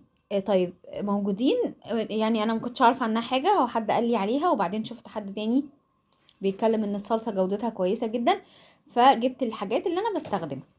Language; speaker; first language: Arabic; native; Arabic